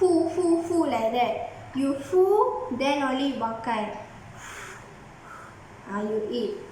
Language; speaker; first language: English; non-native, learner; Malay